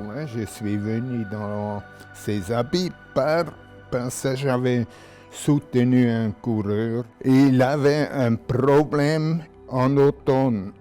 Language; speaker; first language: French; non-native, local second language; German